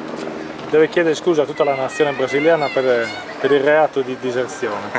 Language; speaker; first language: Italian; native; Italian